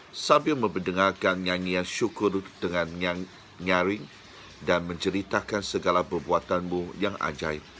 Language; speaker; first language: Malay; non-native, local second language; Chinese